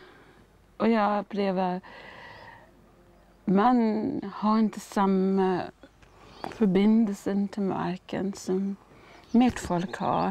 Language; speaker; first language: Swedish; non-native, fluent; Māori